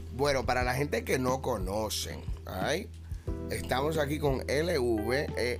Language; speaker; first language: Spanish; early bilingual, heritage; Spanish